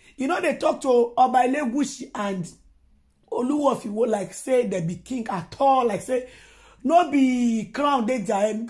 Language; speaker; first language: Nigerian Pidgin; non-native, local second language; Yoruba